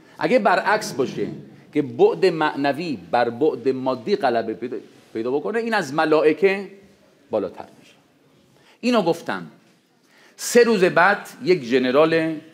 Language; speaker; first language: Persian; non-native, fluent; Spanish